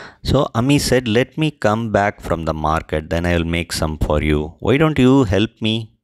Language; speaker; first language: English; non-native, local second language; Tamil